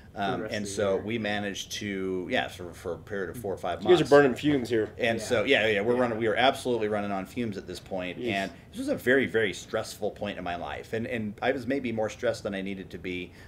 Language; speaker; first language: English; native; English